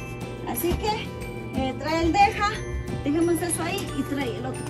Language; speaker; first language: Spanish; native; Spanish